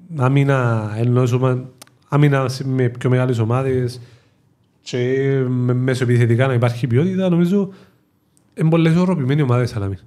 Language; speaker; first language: Greek; native; Greek